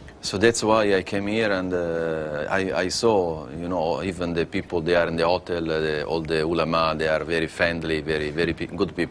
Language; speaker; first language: English; non-native, learner; Italian